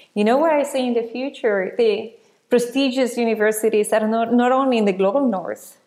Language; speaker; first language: English; non-native, fluent; Spanish